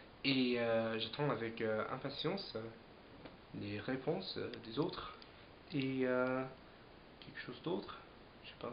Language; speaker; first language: French; non-native, fluent; English